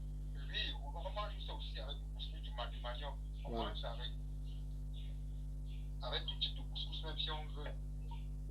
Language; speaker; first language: French; non-native, learner; English